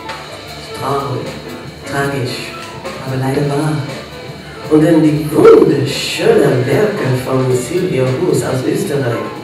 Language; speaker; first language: German; non-native, fluent; English